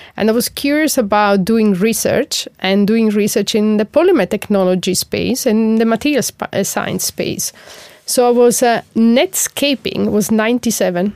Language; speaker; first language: English; non-native, fluent; Italian